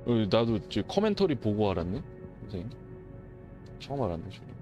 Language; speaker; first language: Korean; native; Korean